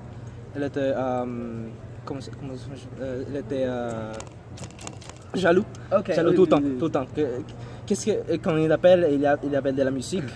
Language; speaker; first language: French; non-native, learner; English